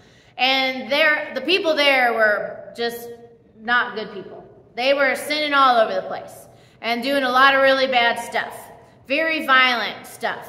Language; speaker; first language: English; native; English